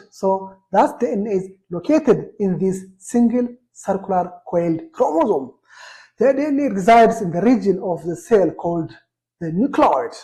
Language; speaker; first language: English; non-native, local second language; Amharic